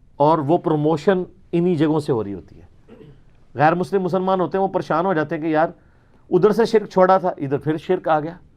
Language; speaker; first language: Urdu; non-native, local second language; Punjabi